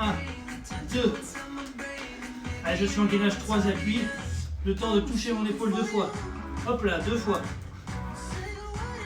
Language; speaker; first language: French; native; French